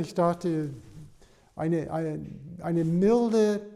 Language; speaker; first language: German; non-native, fluent; English